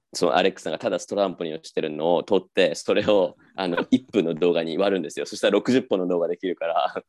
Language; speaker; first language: Japanese; native; Japanese